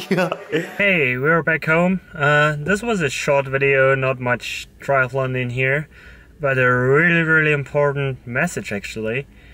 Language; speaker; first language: English; non-native, fluent; German